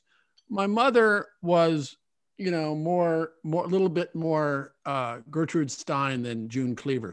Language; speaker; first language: English; native; English